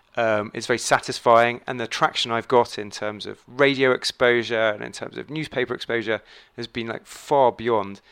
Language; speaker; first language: English; native; English